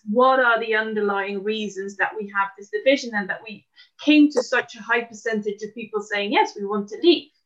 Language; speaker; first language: English; non-native, fluent; Dutch